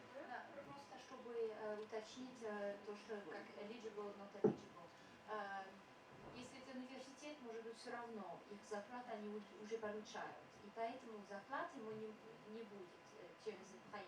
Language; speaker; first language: Russian; non-native, fluent; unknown